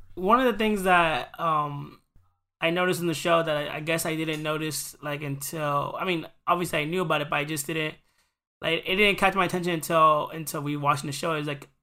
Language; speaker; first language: English; early bilingual, other home language; Spanish